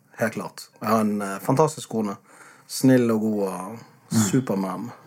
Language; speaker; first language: Norwegian; native; Norwegian